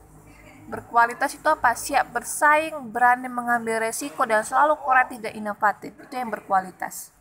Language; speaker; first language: Indonesian; native; Indonesian